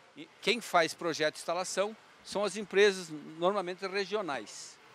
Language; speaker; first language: Portuguese; native; Portuguese